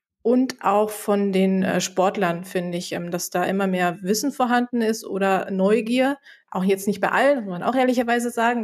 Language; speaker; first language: German; native; German